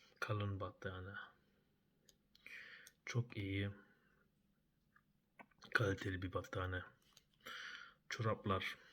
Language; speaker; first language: Turkish; early bilingual, heritage; Turkish